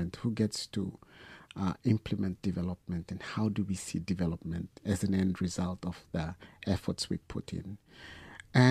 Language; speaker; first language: English; non-native, fluent; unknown